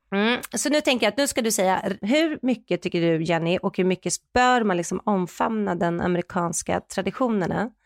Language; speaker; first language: Swedish; native; Swedish